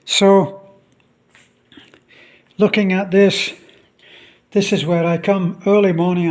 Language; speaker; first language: English; native; English